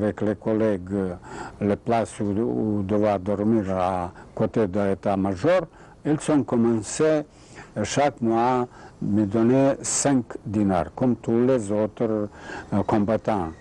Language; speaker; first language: French; non-native, fluent; Serbian